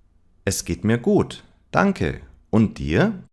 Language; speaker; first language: German; non-native, fluent; English